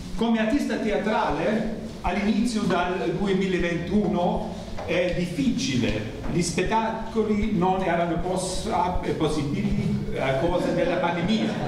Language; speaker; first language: Italian; non-native, learner; German